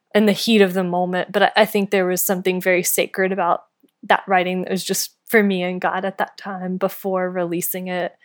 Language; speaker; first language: English; native; English